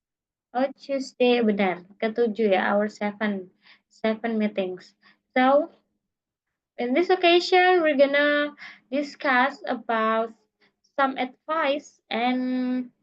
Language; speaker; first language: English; non-native, learner; Indonesian